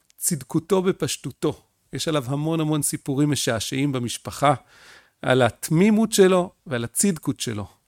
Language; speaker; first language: Hebrew; native; Hebrew